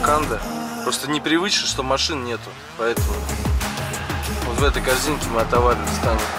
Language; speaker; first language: Russian; native; Russian